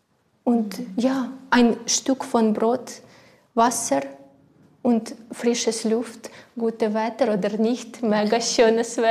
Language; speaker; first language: German; non-native, learner; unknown